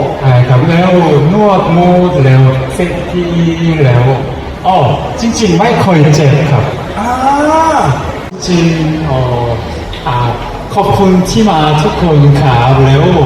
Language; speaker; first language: Thai; non-native, learner; Korean